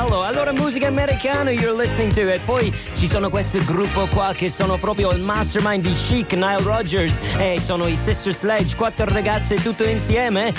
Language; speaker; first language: Italian; non-native, fluent; English